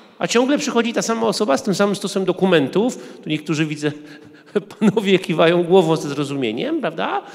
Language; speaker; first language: Polish; native; Polish